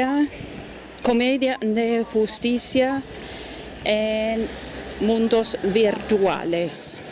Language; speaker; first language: Spanish; non-native, fluent; German